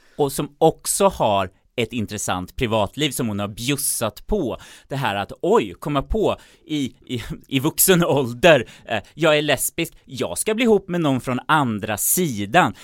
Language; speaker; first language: Swedish; native; Swedish